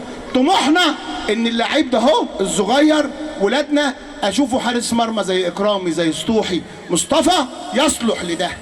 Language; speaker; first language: Arabic; native; Arabic